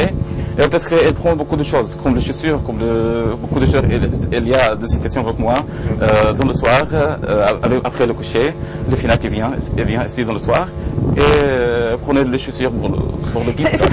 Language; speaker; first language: French; non-native, learner; Arabic